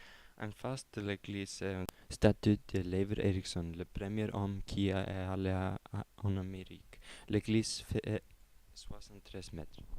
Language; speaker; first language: French; non-native, learner; Icelandic